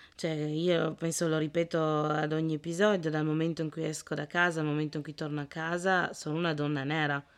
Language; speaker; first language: Italian; early bilingual, other home language; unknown